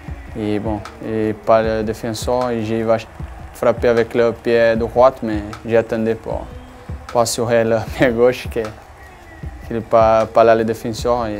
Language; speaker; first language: French; non-native, learner; Portuguese